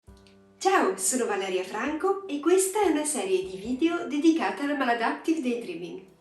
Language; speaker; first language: Italian; native; Italian